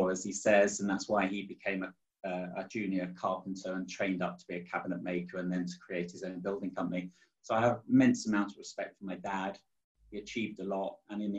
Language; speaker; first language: English; native; English